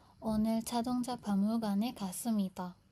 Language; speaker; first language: Korean; non-native, fluent; Indonesian